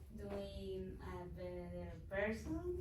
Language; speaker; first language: English; non-native, learner; Spanish